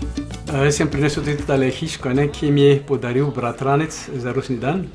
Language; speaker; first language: Slovenian; non-native, learner; Malagasy